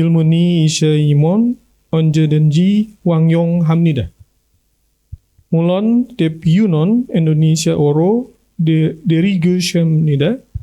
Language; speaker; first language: Korean; non-native, learner; Indonesian